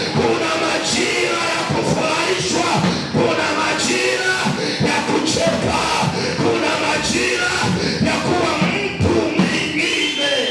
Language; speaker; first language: Swahili; native; Swahili